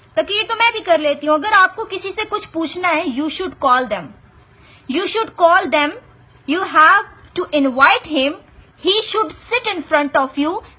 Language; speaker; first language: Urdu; non-native, local second language; Punjabi